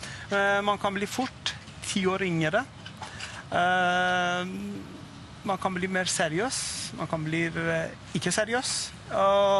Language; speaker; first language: Norwegian; non-native, fluent; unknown